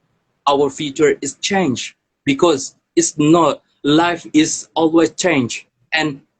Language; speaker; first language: English; non-native, learner; Indonesian